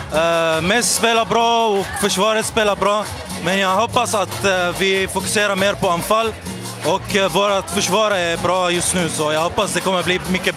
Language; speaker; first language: Swedish; non-native, learner; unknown